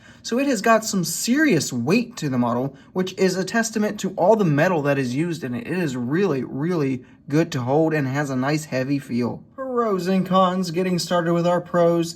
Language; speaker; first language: English; native; English